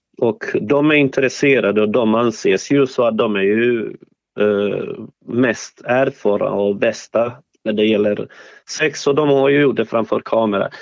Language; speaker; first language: Swedish; non-native, fluent; Bosnian